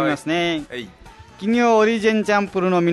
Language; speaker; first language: Japanese; non-native, fluent; Nepali